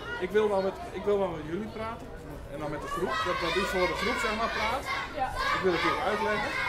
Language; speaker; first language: Dutch; native; Dutch